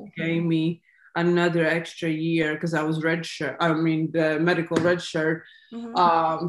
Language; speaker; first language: English; non-native, fluent; Latvian